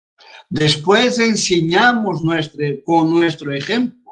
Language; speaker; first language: Spanish; non-native, fluent; Portuguese